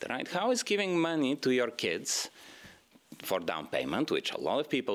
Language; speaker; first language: English; non-native, fluent; Bulgarian